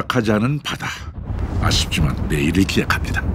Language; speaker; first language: Korean; native; Korean